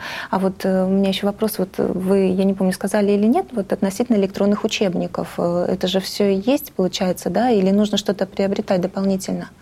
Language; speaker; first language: Russian; native; Russian